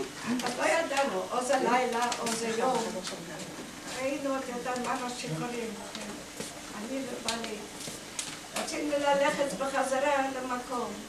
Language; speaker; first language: Hebrew; non-native, fluent; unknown